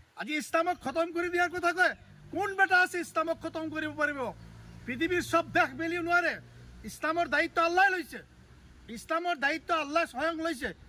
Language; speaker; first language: Assamese; non-native, local second language; Bangla